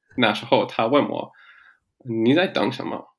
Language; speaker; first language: Chinese; non-native, learner; English